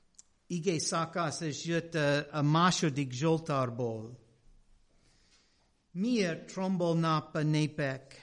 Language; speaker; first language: Hungarian; non-native, fluent; English